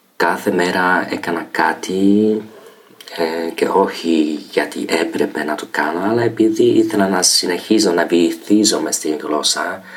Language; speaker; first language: Greek; non-native, fluent; Polish